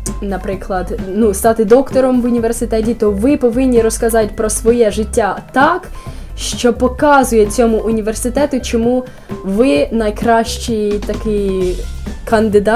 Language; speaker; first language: Ukrainian; early bilingual, heritage; Ukrainian